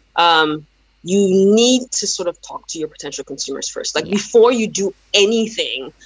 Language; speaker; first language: English; non-native, local second language; Yoruba